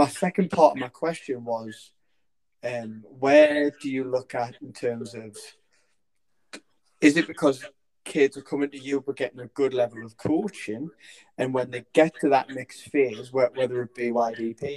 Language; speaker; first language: English; native; English